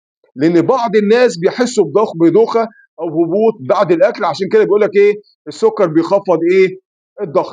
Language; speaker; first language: Arabic; native; Arabic